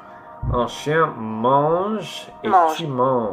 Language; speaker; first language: French; non-native, learner; English